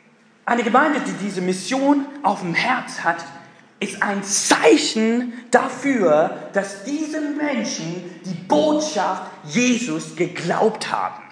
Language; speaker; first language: German; non-native, fluent; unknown